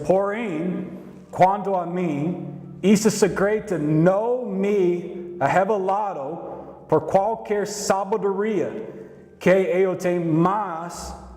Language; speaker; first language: Portuguese; non-native, learner; English